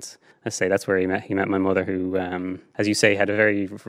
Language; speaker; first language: English; native; English